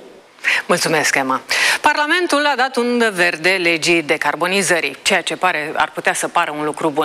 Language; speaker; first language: Romanian; native; Romanian